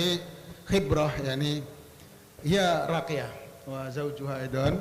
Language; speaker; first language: Arabic; non-native, fluent; Indonesian